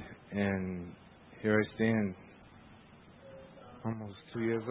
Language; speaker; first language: English; native; English